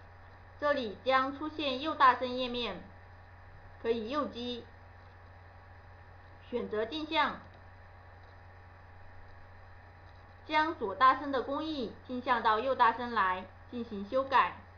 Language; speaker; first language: Chinese; native; Chinese